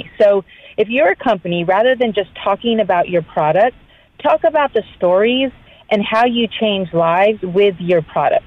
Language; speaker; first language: English; native; English